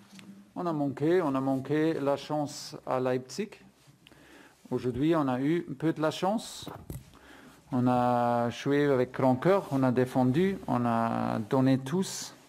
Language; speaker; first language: French; non-native, fluent; German